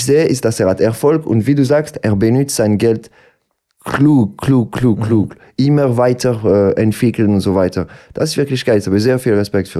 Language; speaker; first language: German; non-native, local second language; French